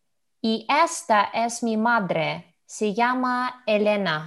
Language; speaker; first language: Spanish; non-native, learner; Russian